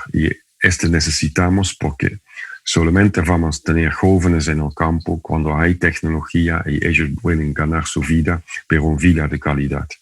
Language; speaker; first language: Spanish; non-native, fluent; Dutch